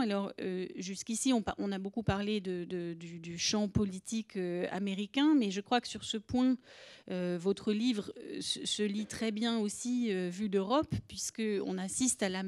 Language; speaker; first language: French; native; French